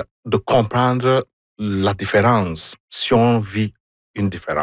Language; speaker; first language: French; non-native, fluent; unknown